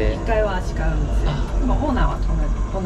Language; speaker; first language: Japanese; non-native, learner; Chinese